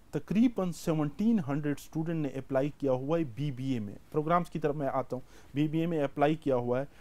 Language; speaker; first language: Urdu; non-native, local second language; Pashto